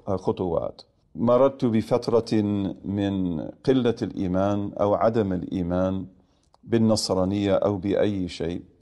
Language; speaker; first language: Arabic; non-native, fluent; English